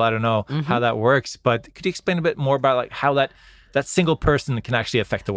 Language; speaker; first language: English; non-native, fluent; Norwegian